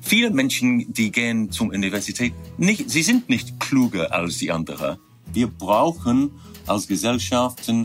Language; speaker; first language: German; non-native, fluent; English